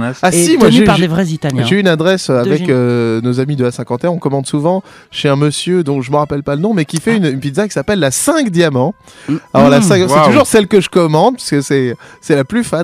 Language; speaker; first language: French; native; French